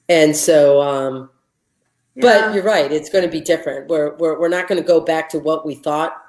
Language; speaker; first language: English; native; English